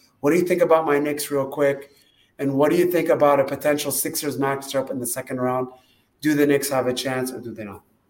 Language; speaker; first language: English; early bilingual, other home language; Arabic